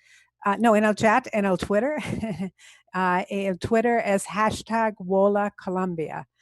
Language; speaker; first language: Spanish; non-native, fluent; English